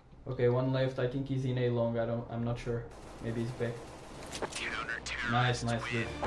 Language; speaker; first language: English; non-native, learner; Portuguese